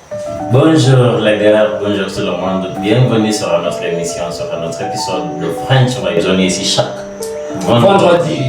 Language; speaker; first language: French; non-native, learner; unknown